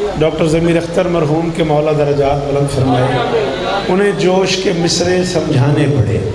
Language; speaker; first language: Urdu; non-native, local second language; Punjabi